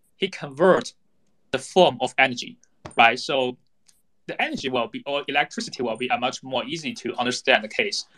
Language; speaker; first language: English; non-native, fluent; Chinese